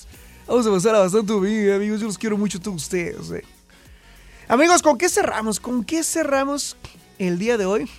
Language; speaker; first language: Spanish; native; Spanish